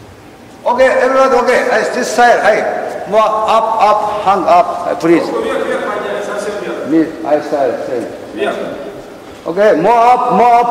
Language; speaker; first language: English; non-native, learner; Japanese